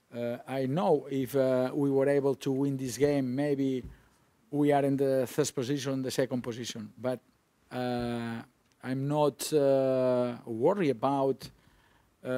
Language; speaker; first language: English; non-native, fluent; Spanish